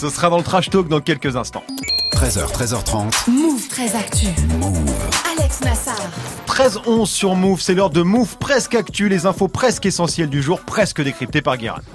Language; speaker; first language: French; native; French